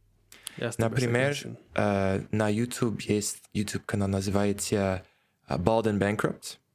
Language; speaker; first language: Russian; non-native, learner; English